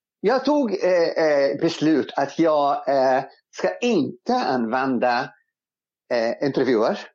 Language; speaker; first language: Swedish; non-native, fluent; Arabic